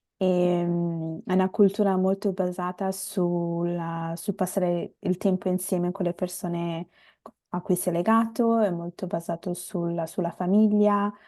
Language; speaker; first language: Italian; early bilingual, other home language; Bangla